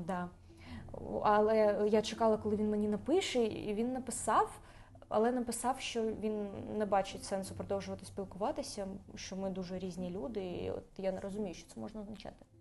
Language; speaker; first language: Ukrainian; native; Ukrainian